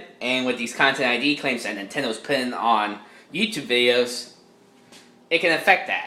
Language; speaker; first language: English; native; English